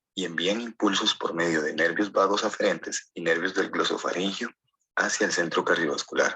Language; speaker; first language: Spanish; native; Spanish